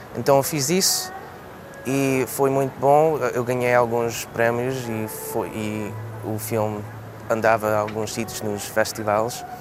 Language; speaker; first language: Portuguese; early bilingual, heritage; Portuguese